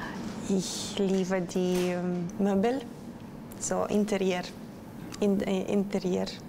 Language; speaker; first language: German; non-native, learner; Russian